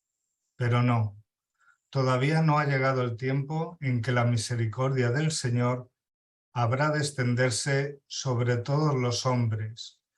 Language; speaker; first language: Spanish; native; Spanish